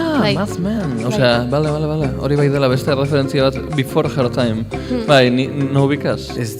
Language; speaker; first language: Basque; native; Basque